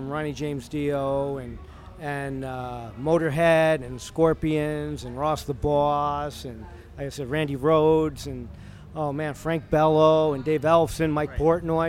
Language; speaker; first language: English; native; English